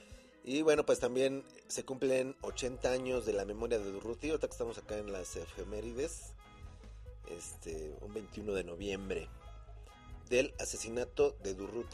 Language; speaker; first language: Spanish; native; Spanish